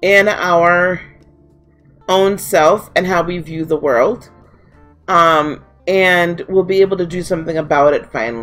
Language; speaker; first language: English; native; English